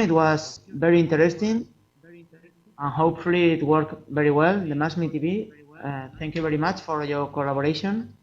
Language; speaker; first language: English; non-native, fluent; Spanish